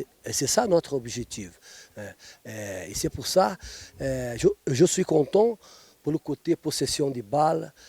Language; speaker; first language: French; non-native, fluent; Portuguese